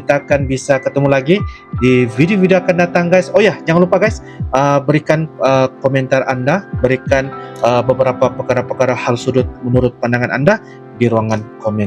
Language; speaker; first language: Indonesian; non-native, local second language; Malay